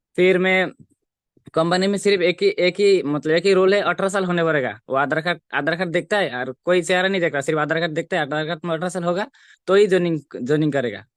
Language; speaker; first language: Hindi; non-native, local second language; Bangla